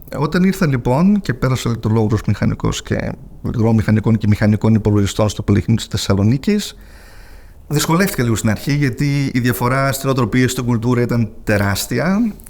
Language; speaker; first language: Greek; early bilingual, heritage; Greek